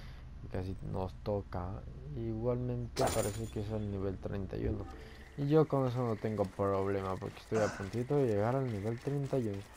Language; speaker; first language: Spanish; native; Spanish